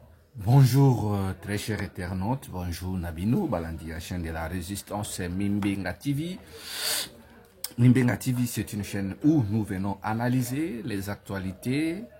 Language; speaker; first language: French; non-native, local second language; Lingala